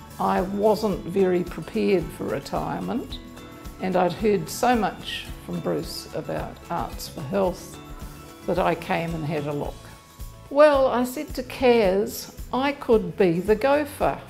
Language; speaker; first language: English; native; English